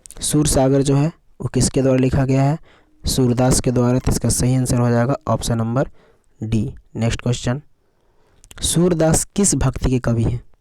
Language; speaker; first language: Hindi; native; Hindi